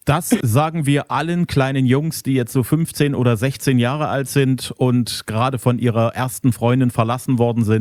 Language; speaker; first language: German; native; German